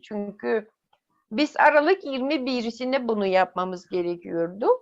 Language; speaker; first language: Turkish; non-native, fluent; Yakut